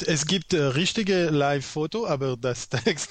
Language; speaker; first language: German; non-native, learner; French